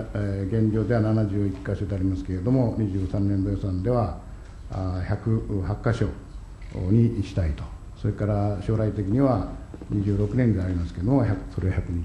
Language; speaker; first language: Japanese; native; Japanese